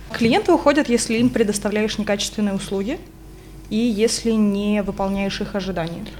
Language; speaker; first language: Russian; non-native, local second language; Ukrainian